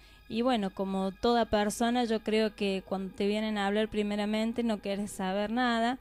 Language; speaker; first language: Spanish; native; Spanish